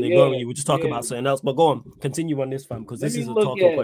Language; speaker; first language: English; native; English